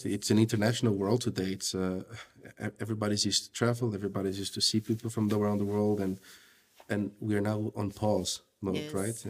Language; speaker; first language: English; non-native, fluent; Portuguese